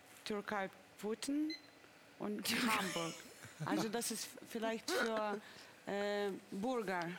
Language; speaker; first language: German; non-native, fluent; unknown